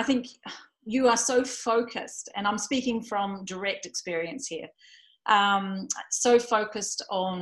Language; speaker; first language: English; native; English